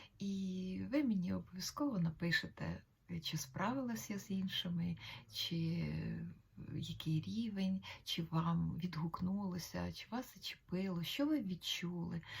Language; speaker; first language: Ukrainian; native; Ukrainian